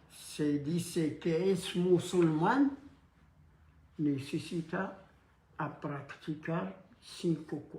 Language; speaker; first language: Spanish; non-native, fluent; Arabic